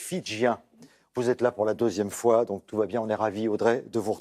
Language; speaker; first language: French; native; French